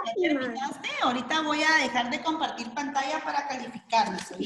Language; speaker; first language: Spanish; native; Spanish